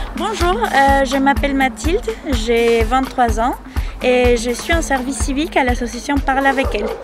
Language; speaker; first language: French; non-native, fluent; Spanish